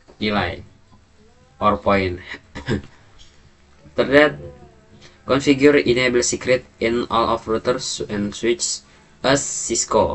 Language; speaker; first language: English; non-native, learner; Indonesian